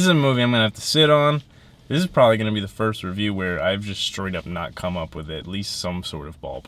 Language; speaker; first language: English; native; English